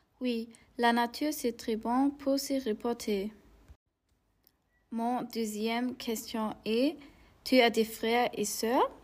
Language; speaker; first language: French; non-native, learner; German